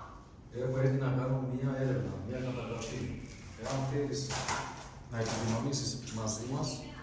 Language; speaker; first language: Greek; early bilingual, other home language; Albanian